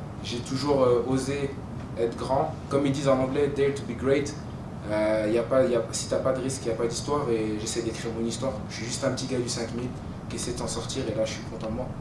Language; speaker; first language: French; native; French